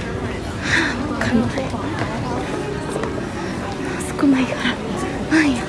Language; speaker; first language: Japanese; non-native, fluent; Indonesian